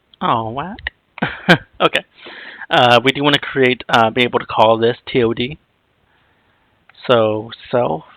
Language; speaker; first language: English; native; English